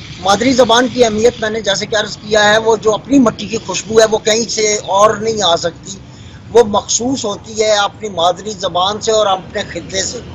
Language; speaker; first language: Urdu; non-native, local second language; Pahari-Potwari